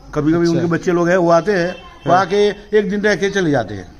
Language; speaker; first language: Hindi; non-native, local second language; Gujarati